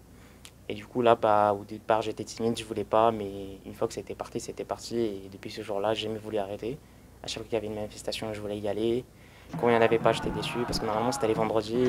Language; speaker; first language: French; early bilingual, other home language; Arabic